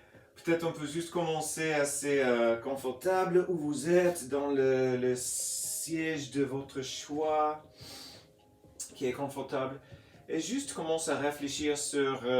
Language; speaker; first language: French; non-native, fluent; English